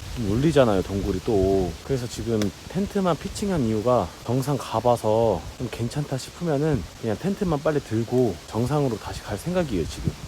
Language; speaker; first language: Korean; native; Korean